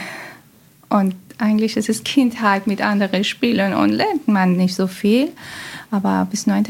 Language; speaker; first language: German; non-native, learner; Persian